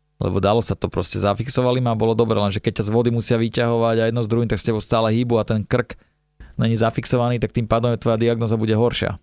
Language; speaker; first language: Slovak; native; Slovak